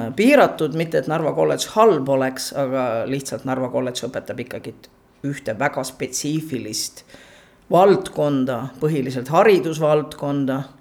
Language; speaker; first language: Estonian; native; Estonian